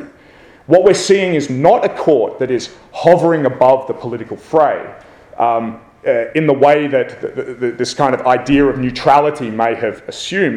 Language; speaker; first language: English; native; English